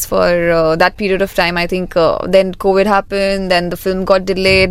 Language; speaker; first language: English; non-native, local second language; Hindi